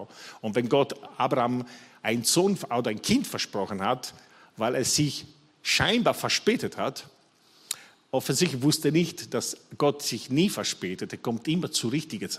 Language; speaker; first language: German; non-native, fluent; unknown